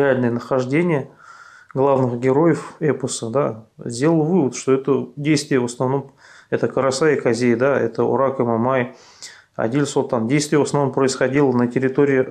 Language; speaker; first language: Russian; native; Russian